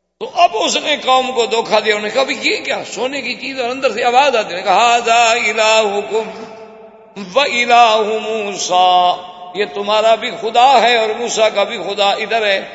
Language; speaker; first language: Urdu; native; Urdu